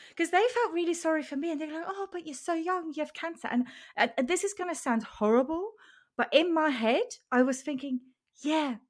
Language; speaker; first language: English; non-native, fluent; German